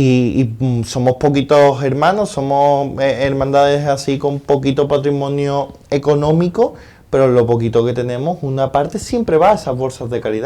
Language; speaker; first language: Spanish; native; Spanish